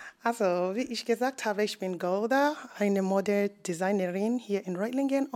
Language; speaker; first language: German; non-native, learner; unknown